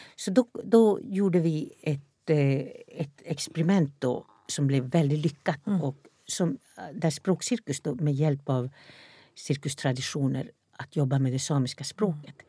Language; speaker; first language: Swedish; non-native, local second language; Northern Sami